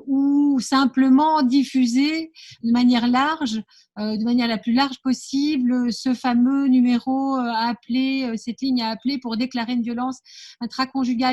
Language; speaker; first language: French; native; French